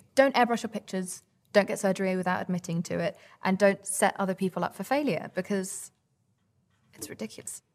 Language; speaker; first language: English; native; English